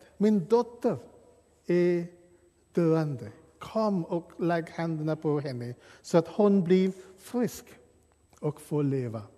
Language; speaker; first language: Swedish; non-native, fluent; English